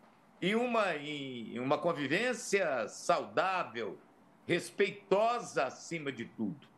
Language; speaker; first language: Portuguese; native; Portuguese